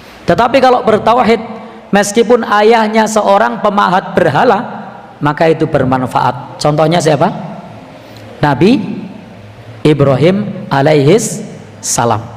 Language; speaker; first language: Indonesian; native; Indonesian